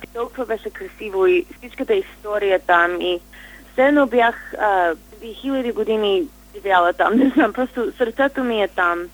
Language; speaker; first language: Bulgarian; early bilingual, heritage; Bulgarian